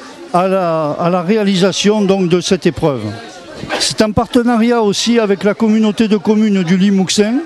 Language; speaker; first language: French; native; French